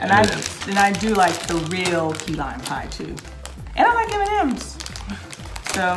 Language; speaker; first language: English; native; English